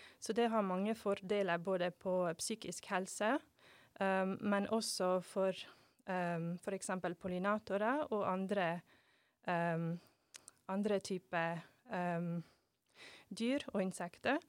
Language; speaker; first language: Norwegian; non-native, fluent; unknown